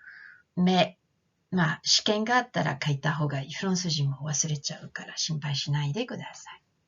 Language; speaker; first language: Japanese; non-native, fluent; French